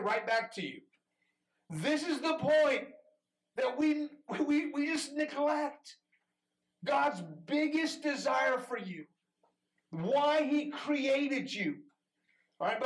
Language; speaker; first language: English; early bilingual, other home language; Persian